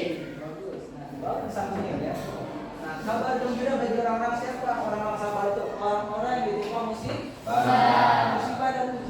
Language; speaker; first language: Indonesian; native; Indonesian